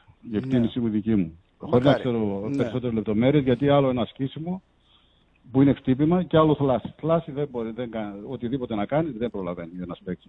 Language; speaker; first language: Greek; native; Greek